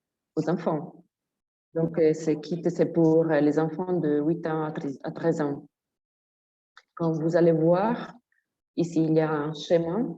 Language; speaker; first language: French; non-native, fluent; Italian